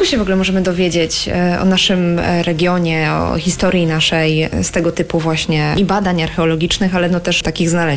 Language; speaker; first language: Polish; native; Polish